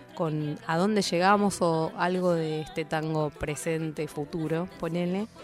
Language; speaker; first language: Spanish; native; Spanish